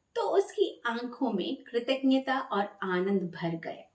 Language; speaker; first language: Hindi; non-native, local second language; Malayalam